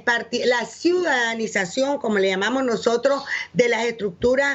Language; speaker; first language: Spanish; native; Spanish